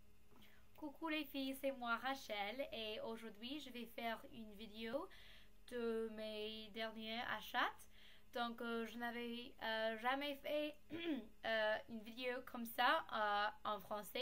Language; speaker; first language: French; non-native, learner; English